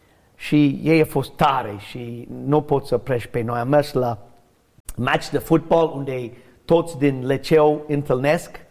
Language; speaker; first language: Romanian; non-native, learner; English